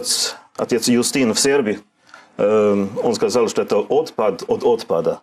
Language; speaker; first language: Russian; non-native, learner; Swedish